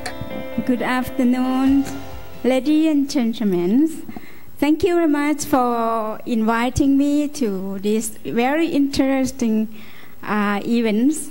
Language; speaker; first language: English; non-native, learner; Lao